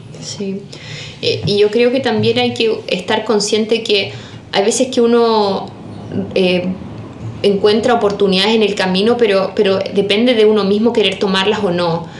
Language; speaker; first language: Spanish; native; Spanish